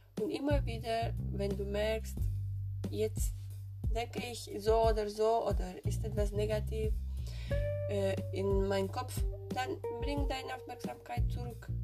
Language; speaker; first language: German; non-native, fluent; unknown